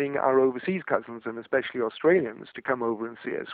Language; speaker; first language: English; non-native, local second language; Welsh